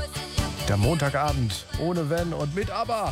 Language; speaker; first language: German; native; German